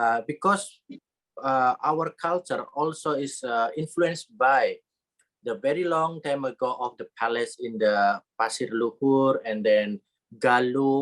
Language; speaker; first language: English; non-native, learner; Indonesian